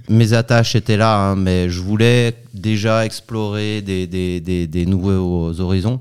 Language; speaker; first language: French; native; French